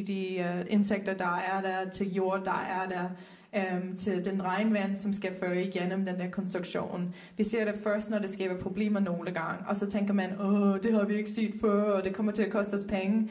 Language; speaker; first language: Danish; non-native, fluent; Dutch